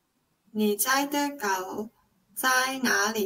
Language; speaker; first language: Chinese; non-native, learner; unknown